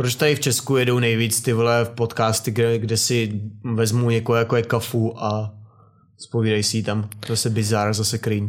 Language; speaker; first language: Czech; native; Czech